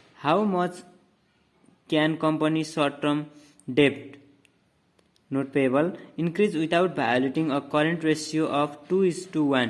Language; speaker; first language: English; non-native, local second language; Nepali